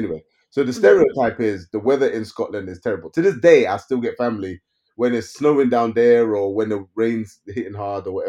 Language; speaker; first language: English; native; English